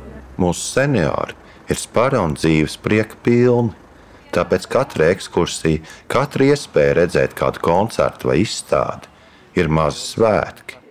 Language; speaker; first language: Latvian; native; Latvian